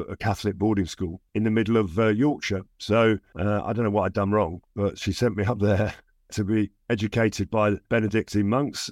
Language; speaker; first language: English; native; English